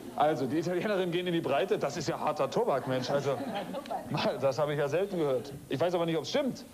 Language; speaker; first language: German; native; German